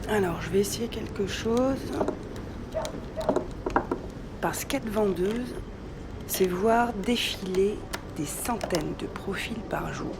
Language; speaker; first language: French; native; French